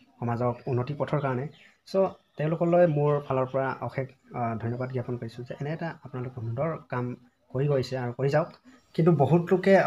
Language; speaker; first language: Assamese; non-native, local second language; Mising